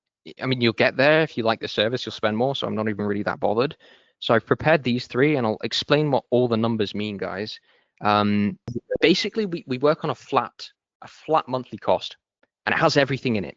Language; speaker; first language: English; native; English